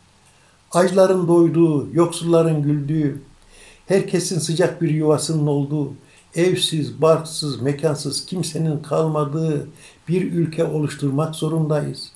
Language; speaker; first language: Turkish; native; Turkish